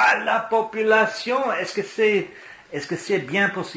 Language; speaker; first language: French; non-native, learner; English